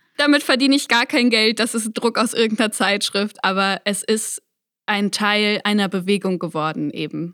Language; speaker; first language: German; native; German